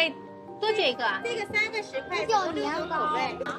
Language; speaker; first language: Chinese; non-native, learner; Indonesian